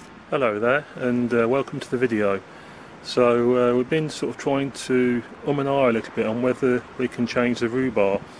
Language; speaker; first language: English; native; English